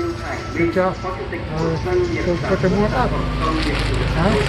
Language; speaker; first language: Vietnamese; non-native, learner; Hebrew